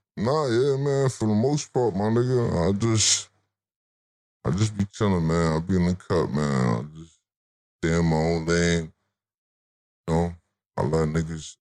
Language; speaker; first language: English; native; English